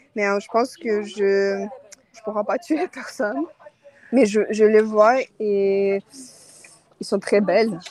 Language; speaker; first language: French; non-native, fluent; Ukrainian